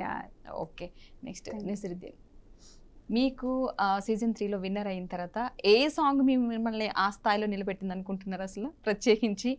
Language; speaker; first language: Telugu; native; Telugu